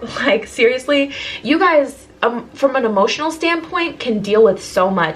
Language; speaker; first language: English; native; English